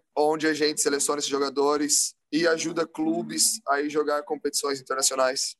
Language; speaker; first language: Portuguese; native; Portuguese